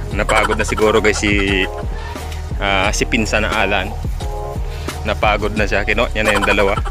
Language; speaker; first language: Filipino; non-native, local second language; Bikol